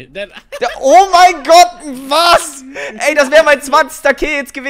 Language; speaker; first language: German; native; German